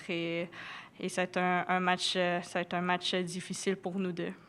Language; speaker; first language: French; non-native, local second language; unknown